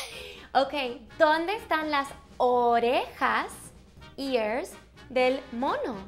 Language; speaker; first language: Spanish; early bilingual, heritage; Spanish